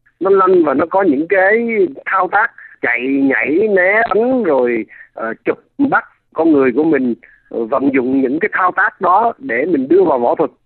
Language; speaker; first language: Vietnamese; native; Vietnamese